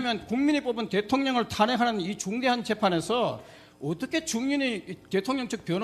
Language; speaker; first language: Korean; native; Korean